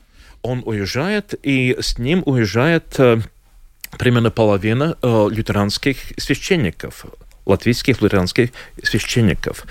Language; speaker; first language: Russian; non-native, local second language; Latvian